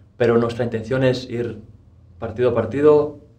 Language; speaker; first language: Spanish; native; Spanish